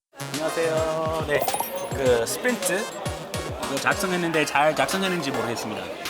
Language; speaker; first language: Korean; non-native, fluent; English